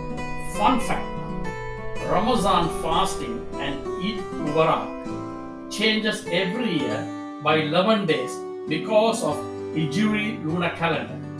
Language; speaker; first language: English; non-native, local second language; Tamil